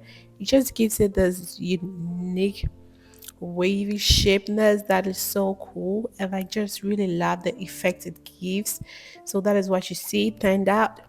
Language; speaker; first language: English; non-native, local second language; Akan